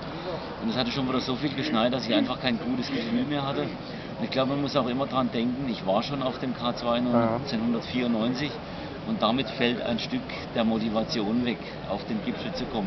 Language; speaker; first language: German; native; German